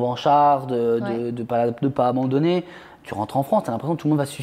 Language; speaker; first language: French; native; French